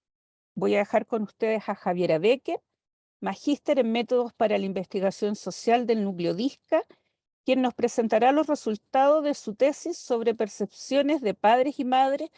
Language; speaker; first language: Spanish; native; Spanish